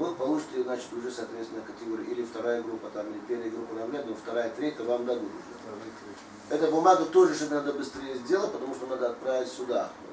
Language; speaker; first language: Russian; native; Russian